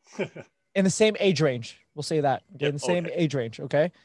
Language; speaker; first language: English; early bilingual, other home language; Filipino